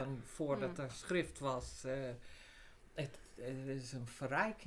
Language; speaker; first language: Dutch; non-native, fluent; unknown